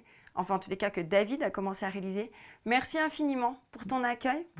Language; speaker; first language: French; native; French